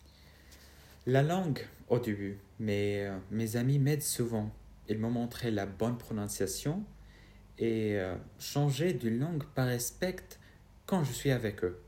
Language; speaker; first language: French; non-native, fluent; Arabic